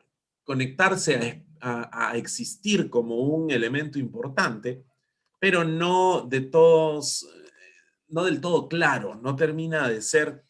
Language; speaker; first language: Spanish; native; Spanish